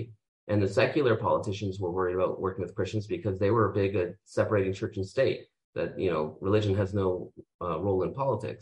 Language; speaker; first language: English; native; English